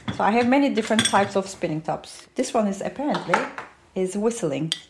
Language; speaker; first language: English; non-native, fluent; Turkish